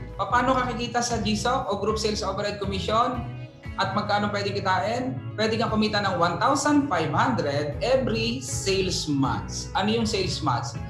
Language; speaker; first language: Filipino; native; Filipino